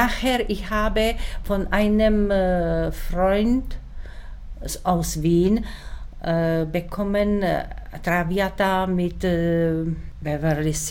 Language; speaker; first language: German; non-native, learner; Czech